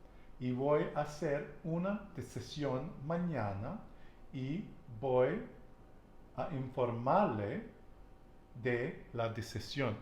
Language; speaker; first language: Spanish; non-native, fluent; English